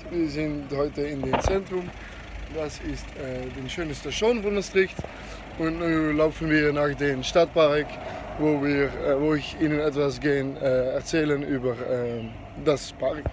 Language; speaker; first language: German; non-native, learner; Dutch